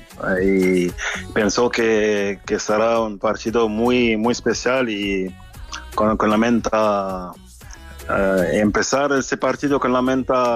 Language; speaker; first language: Spanish; non-native, fluent; French